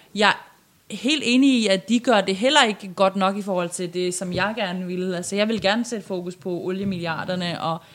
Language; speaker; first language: Danish; non-native, fluent; Persian